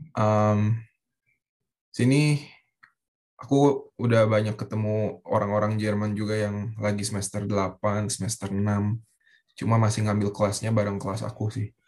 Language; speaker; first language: Indonesian; native; Indonesian